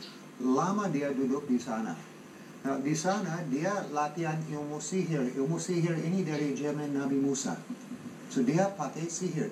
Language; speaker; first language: Indonesian; non-native, fluent; English